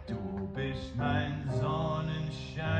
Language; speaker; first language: German; non-native, learner; English